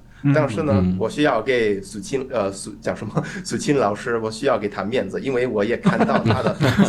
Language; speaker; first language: Chinese; non-native, fluent; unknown